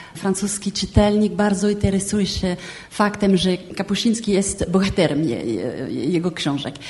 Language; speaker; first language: Polish; non-native, fluent; French